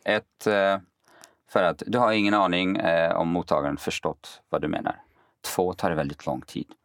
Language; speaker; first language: Swedish; early bilingual, other home language; Kurdish